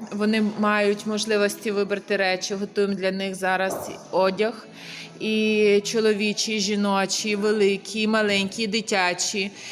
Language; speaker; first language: Ukrainian; native; Ukrainian